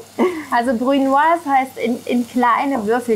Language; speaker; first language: German; native; German